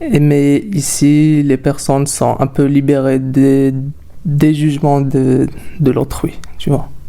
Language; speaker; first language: French; non-native, local second language; Arabic